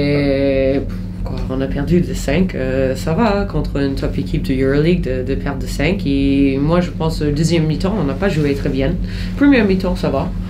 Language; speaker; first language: French; non-native, fluent; English